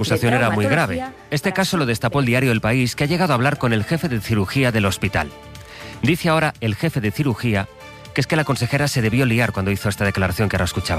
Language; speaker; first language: Spanish; native; Spanish